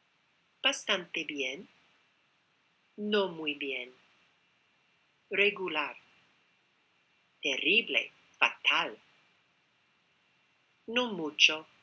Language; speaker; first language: Spanish; non-native, fluent; English